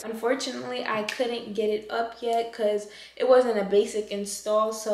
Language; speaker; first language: English; native; English